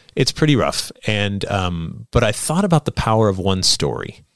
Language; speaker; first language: English; native; English